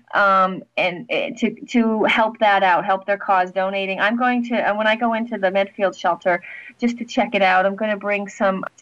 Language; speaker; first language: English; native; English